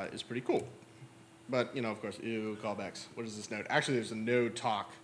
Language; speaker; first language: English; native; English